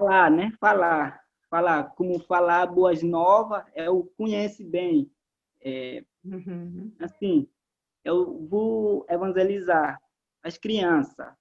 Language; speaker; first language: Portuguese; non-native, local second language; Ticuna